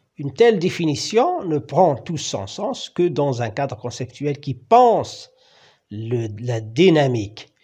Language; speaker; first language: French; non-native, local second language; Arabic